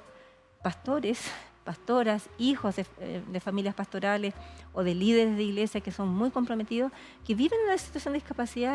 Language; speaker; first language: Spanish; native; Spanish